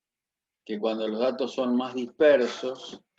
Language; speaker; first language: Spanish; native; Spanish